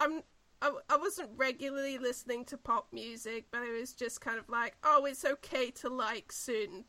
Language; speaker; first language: English; native; English